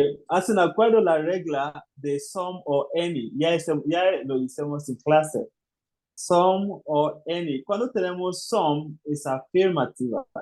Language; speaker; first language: Spanish; non-native, fluent; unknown